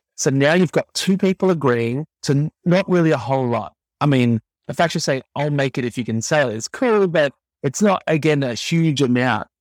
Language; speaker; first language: English; native; English